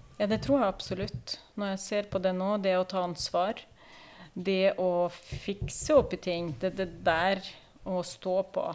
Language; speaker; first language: Norwegian; non-native, fluent; Ukrainian